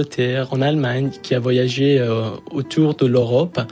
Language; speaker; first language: French; non-native, fluent; Persian